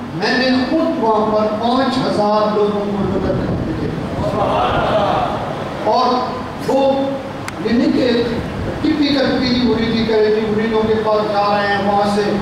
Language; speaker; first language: Urdu; non-native, local second language; Punjabi